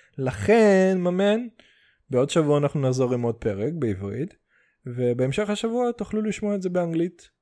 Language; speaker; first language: Hebrew; early bilingual, other home language; Russian